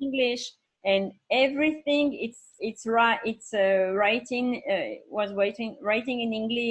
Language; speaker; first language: English; non-native, learner; French